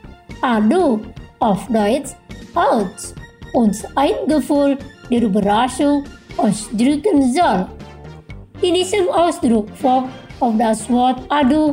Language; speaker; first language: German; non-native, fluent; Indonesian